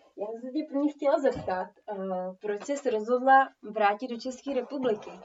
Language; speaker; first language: Czech; native; Czech